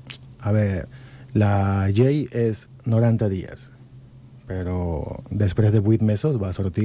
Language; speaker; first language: Catalan; non-native, learner; Spanish